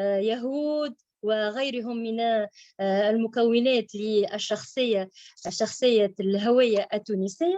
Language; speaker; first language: Arabic; native; Arabic